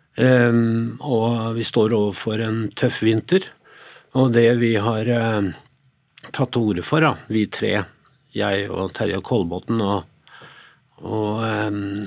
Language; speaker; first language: Norwegian; native; Norwegian